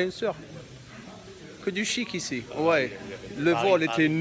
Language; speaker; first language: French; non-native, local second language; Arabic